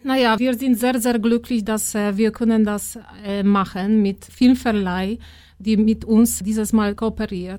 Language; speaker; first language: German; non-native, fluent; Polish